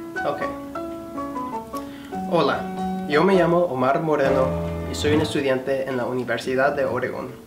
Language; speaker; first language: Spanish; early bilingual, heritage; Spanish